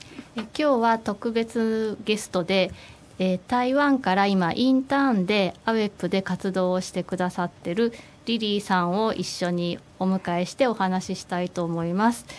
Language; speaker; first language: Japanese; native; Japanese